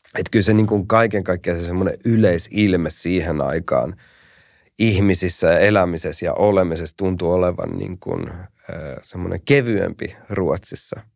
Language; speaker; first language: Finnish; early bilingual, heritage; Finnish